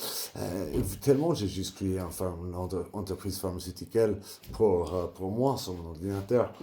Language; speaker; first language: French; non-native, learner; English